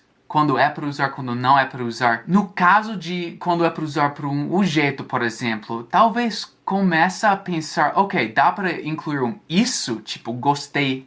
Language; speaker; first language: Portuguese; non-native, fluent; English